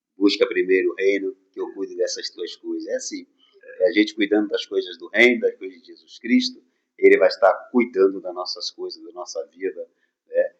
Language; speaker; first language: Portuguese; native; Portuguese